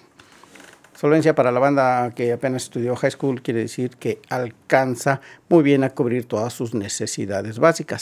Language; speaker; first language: Spanish; native; Spanish